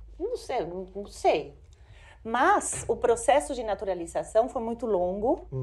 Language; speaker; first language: Portuguese; non-native, fluent; Spanish